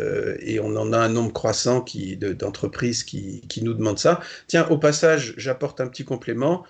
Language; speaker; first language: French; native; French